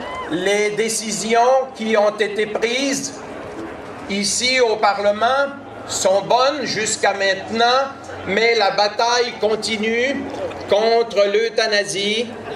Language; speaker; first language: French; native; French